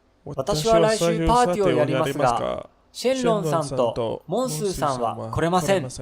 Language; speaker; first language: Japanese; non-native, learner; English